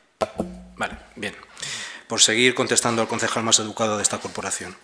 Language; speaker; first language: Spanish; native; Spanish